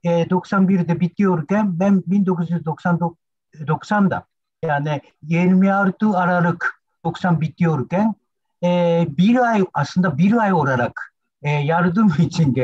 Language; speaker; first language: Turkish; non-native, learner; Japanese